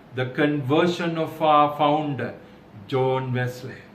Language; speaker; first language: English; non-native, local second language; Sinhala